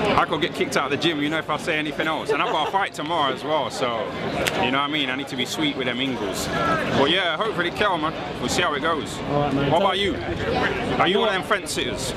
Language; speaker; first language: English; native; English